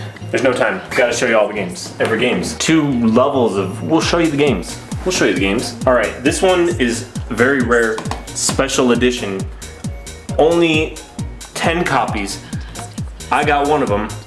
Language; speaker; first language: English; native; English